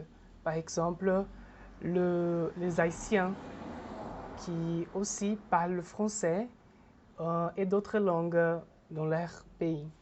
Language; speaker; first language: French; non-native, fluent; Portuguese